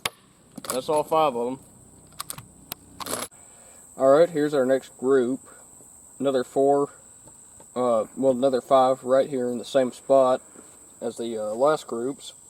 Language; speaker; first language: English; native; English